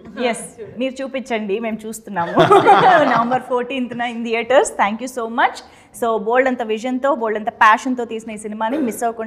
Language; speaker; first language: Telugu; native; Telugu